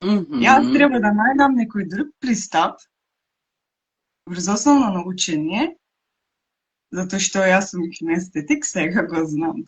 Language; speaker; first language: Macedonian; non-native, local second language; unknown